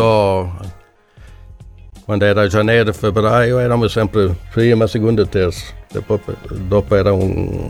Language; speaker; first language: Italian; non-native, learner; Swedish